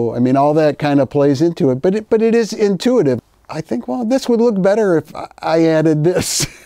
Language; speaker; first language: English; native; English